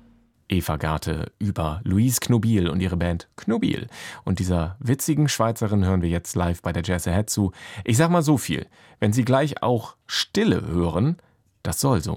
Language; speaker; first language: German; native; German